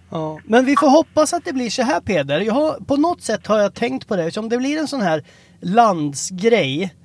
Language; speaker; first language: Swedish; native; Swedish